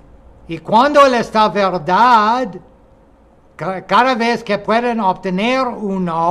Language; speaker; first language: Spanish; non-native, fluent; English